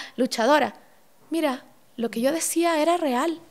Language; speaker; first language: Spanish; native; Spanish